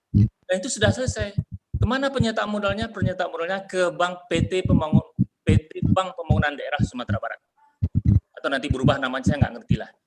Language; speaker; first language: Indonesian; non-native, local second language; Minangkabau